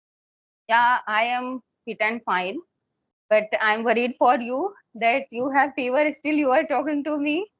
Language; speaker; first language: English; non-native, fluent; Hindi